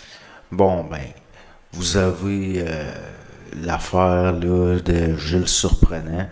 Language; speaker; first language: French; native; French